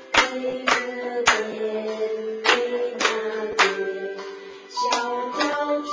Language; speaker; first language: Chinese; native; Chinese